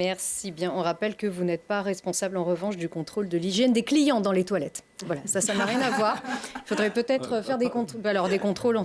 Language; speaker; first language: French; native; French